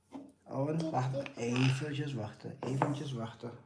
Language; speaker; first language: Dutch; non-native, fluent; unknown